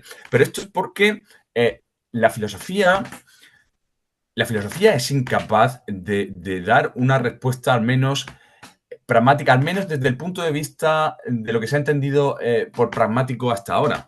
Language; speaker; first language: Spanish; native; Spanish